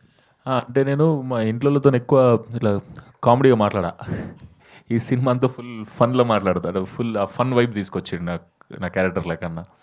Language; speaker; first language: Telugu; native; Telugu